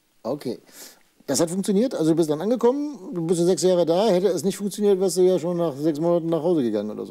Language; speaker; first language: German; native; German